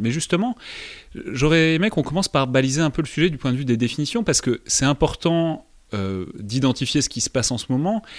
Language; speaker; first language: French; native; French